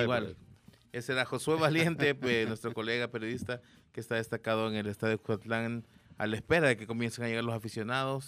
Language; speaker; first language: Spanish; native; Spanish